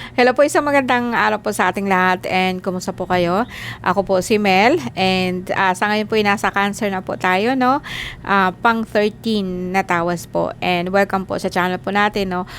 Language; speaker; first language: Filipino; non-native, local second language; Cebuano